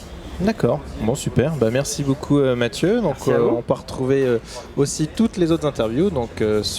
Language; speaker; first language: French; native; French